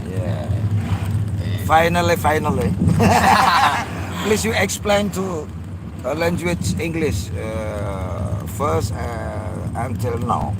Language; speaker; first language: English; non-native, learner; Indonesian